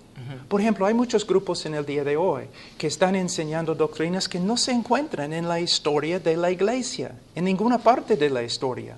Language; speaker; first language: Spanish; non-native, fluent; English